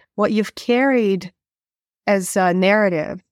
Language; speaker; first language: English; non-native, fluent; Portuguese